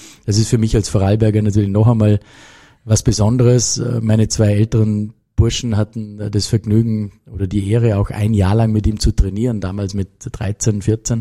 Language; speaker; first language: German; native; German